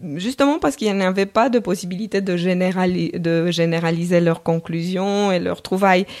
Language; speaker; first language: French; non-native, fluent; Romanian